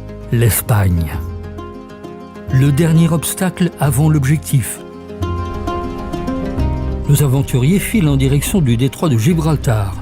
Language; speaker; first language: French; native; French